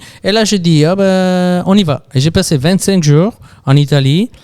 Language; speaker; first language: French; non-native, fluent; Italian